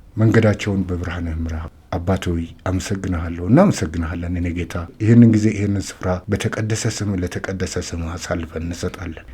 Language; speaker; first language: Amharic; native; Amharic